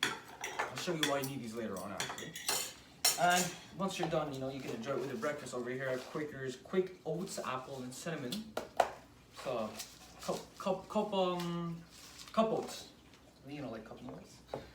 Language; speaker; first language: English; native; English